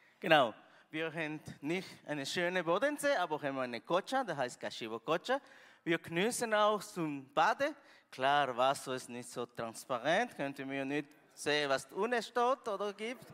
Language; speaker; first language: German; non-native, learner; Spanish